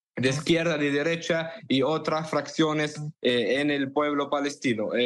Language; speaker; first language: Spanish; non-native, fluent; Arabic